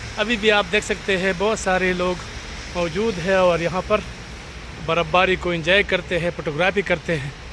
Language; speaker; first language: Urdu; non-native, local second language; Pashto